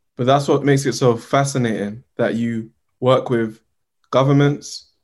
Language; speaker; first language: English; native; English